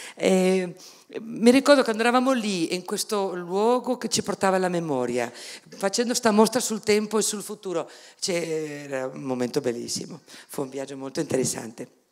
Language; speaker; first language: Italian; non-native, fluent; Spanish